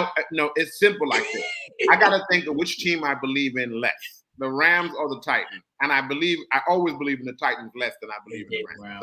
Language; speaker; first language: English; native; English